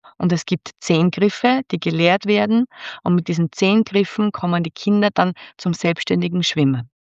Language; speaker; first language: German; native; German